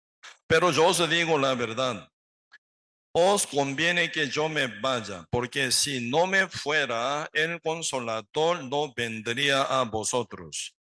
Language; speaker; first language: Spanish; non-native, learner; Korean